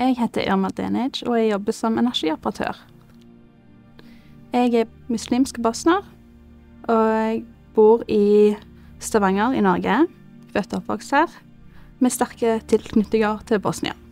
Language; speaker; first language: Norwegian; early bilingual, other home language; Bosnian